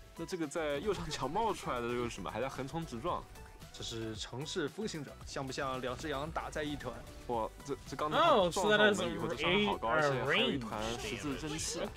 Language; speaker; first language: Chinese; native; Chinese